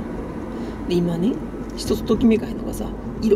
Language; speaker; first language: Japanese; native; Japanese